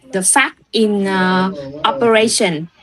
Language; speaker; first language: English; non-native, learner; Vietnamese